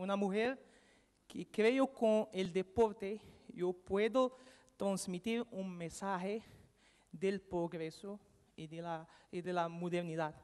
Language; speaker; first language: Italian; non-native, learner; Arabic